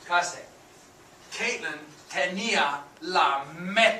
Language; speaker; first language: Spanish; non-native, fluent; English